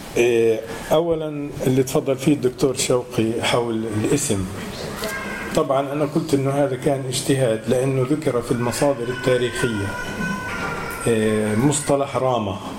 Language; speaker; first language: Arabic; native; Arabic